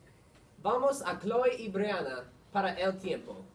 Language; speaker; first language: Spanish; non-native, learner; English